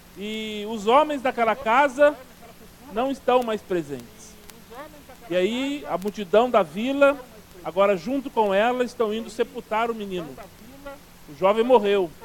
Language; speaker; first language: Portuguese; native; Portuguese